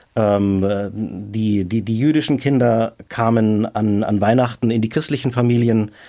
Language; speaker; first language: German; native; German